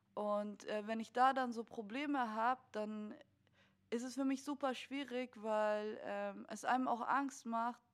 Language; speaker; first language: German; native; German